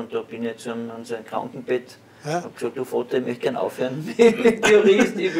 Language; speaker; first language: German; native; German